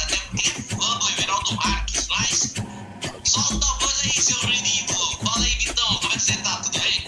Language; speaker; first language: Portuguese; native; Portuguese